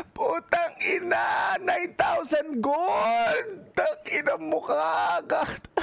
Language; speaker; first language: Filipino; native; Filipino